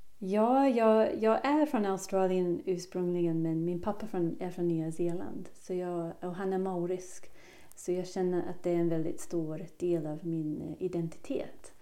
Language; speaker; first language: Swedish; non-native, fluent; English